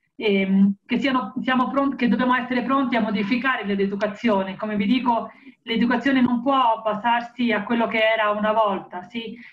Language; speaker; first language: Italian; native; Italian